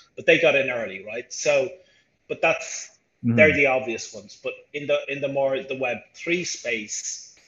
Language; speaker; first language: English; native; English